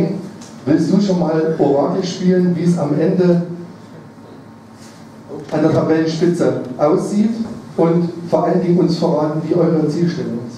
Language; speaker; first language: German; native; German